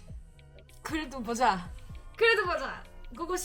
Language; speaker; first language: Korean; non-native, fluent; English